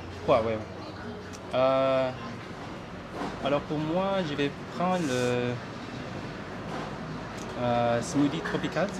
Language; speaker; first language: French; non-native, learner; Indonesian